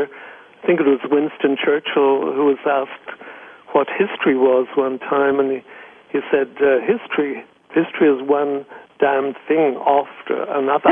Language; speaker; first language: English; native; English